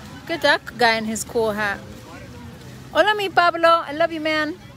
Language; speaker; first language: English; early bilingual, other home language; Spanish